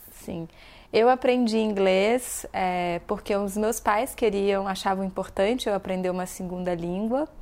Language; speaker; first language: Portuguese; native; Portuguese